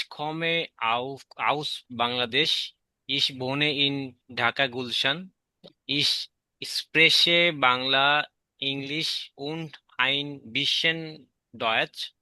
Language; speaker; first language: German; non-native, learner; Bangla